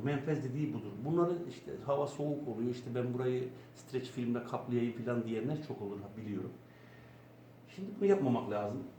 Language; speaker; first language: Turkish; native; Turkish